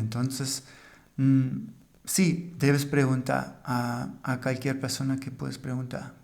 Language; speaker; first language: Spanish; non-native, fluent; German